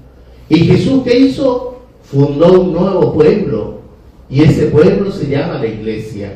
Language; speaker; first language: Spanish; native; Spanish